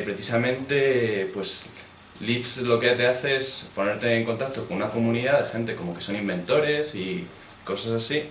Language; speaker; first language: Spanish; native; Spanish